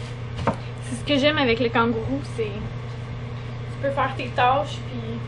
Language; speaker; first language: French; native; French